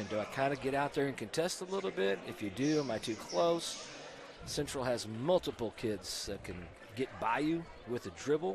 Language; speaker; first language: English; native; English